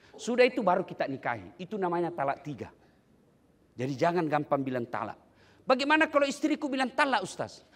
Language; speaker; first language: Indonesian; non-native, local second language; Buginese